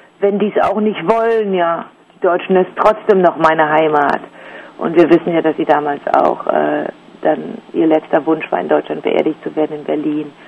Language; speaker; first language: German; native; German